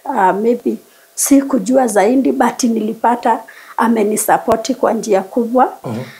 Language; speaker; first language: Swahili; non-native, local second language; Kikuyu